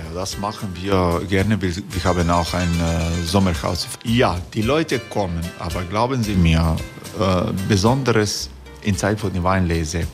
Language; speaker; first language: German; non-native, learner; Croatian